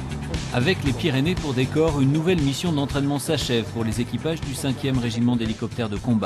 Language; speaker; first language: French; native; French